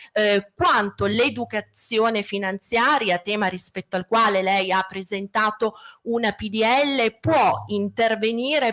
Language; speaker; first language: Italian; native; Italian